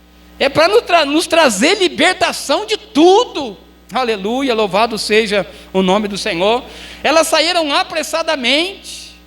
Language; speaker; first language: Portuguese; native; Portuguese